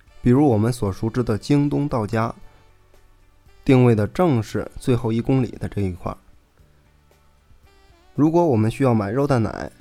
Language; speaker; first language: Chinese; native; Chinese